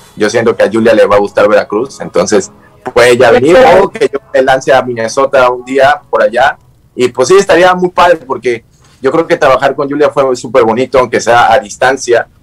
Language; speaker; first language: Spanish; native; Spanish